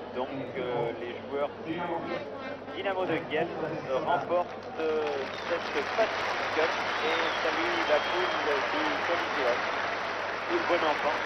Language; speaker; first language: French; native; French